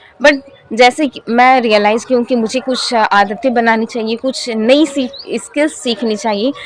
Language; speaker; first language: Hindi; native; Hindi